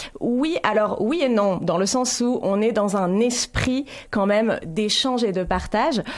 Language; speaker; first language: French; native; French